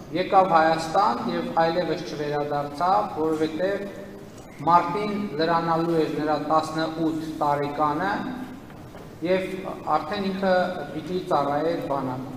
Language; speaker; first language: Armenian; native; Armenian